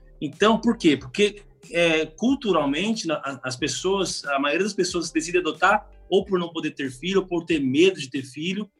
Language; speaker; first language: Portuguese; native; Portuguese